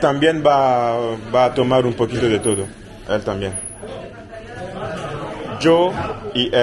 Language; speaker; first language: Spanish; non-native, learner; French